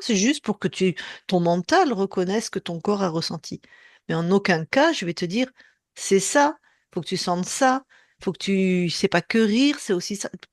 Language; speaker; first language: French; native; French